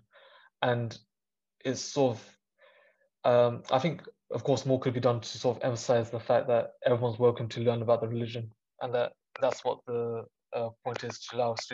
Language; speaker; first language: English; native; English